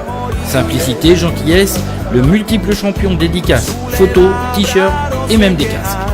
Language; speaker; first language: French; native; French